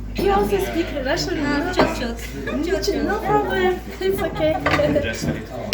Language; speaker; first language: English; non-native, learner; Azerbaijani